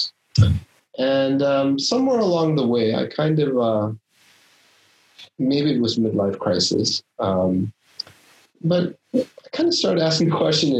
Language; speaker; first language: English; non-native, local second language; Korean